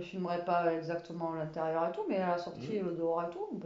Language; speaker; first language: French; native; French